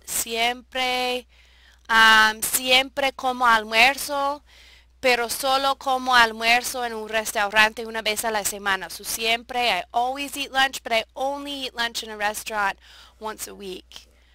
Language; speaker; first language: Spanish; non-native, fluent; English